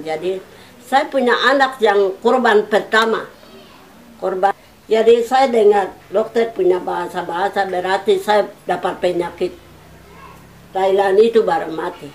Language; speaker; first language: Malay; non-native, local second language; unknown